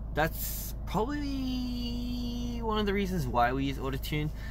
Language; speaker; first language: English; early bilingual, other home language; Korean